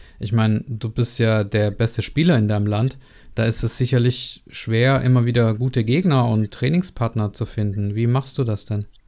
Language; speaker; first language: German; non-native, learner; Czech